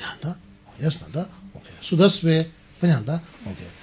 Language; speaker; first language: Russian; non-native, learner; Tibetan